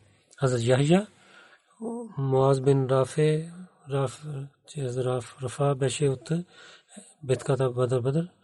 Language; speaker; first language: Bulgarian; non-native, learner; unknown